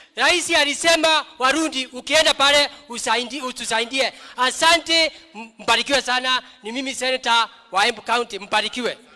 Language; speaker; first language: Swahili; non-native, local second language; Embu